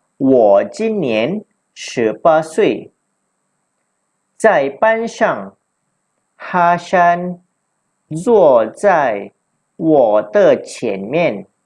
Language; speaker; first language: Chinese; non-native, local second language; Malay